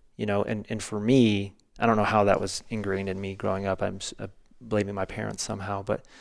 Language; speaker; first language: English; native; English